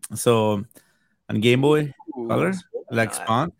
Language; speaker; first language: English; non-native, fluent; Persian